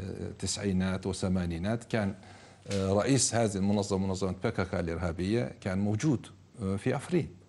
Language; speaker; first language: Arabic; non-native, fluent; Turkish